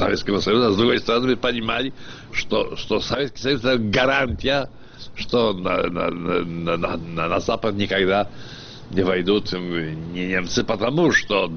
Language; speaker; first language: Russian; non-native, fluent; Polish